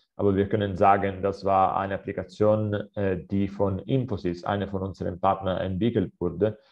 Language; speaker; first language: German; non-native, fluent; Italian